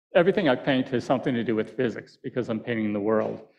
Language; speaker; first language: English; native; English